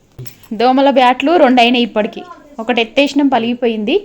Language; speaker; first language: Telugu; native; Telugu